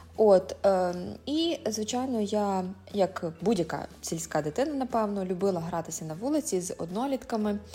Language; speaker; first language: Ukrainian; native; Ukrainian